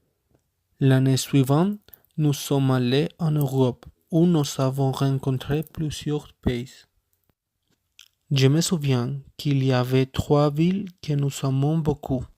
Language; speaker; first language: French; non-native, learner; Spanish